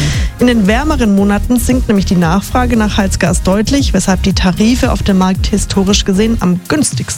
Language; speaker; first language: German; native; German